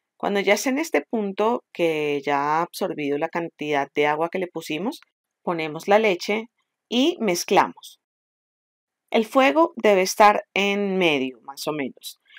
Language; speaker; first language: Spanish; native; Spanish